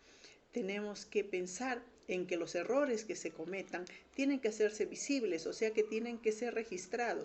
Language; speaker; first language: Spanish; native; Spanish